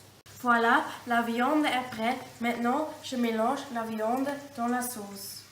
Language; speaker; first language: French; non-native, learner; Dutch